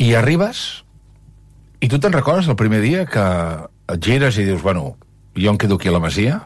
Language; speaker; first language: Catalan; native; Catalan